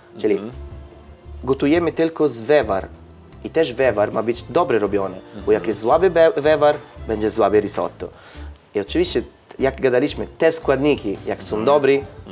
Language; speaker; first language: Polish; non-native, learner; Italian